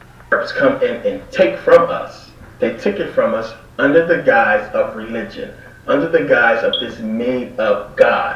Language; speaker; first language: English; native; English